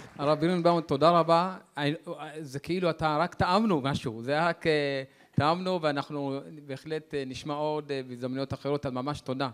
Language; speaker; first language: Hebrew; native; Hebrew